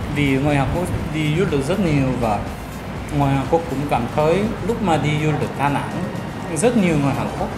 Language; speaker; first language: Vietnamese; non-native, fluent; Korean